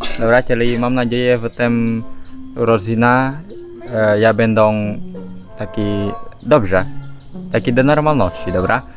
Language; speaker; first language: Polish; non-native, learner; Indonesian